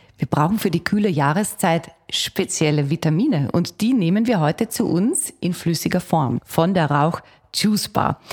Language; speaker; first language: German; native; German